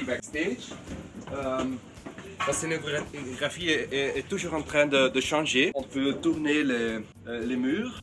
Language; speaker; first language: French; non-native, fluent; Dutch